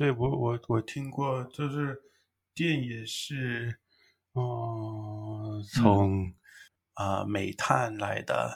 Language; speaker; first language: Chinese; non-native, fluent; English